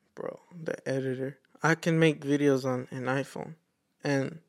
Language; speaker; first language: English; native; English